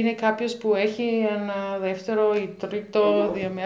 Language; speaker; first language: Greek; non-native, learner; German